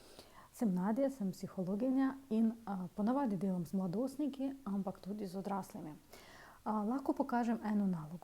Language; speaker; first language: Slovenian; non-native, fluent; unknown